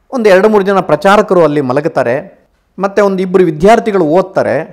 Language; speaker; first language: Kannada; native; Kannada